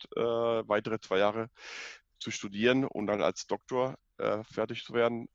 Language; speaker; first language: German; non-native, fluent; Spanish